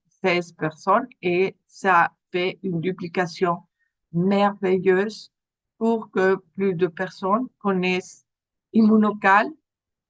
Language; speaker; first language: French; non-native, fluent; Spanish